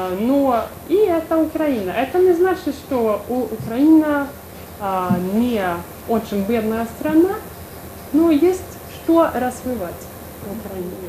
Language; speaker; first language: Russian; non-native, fluent; Swedish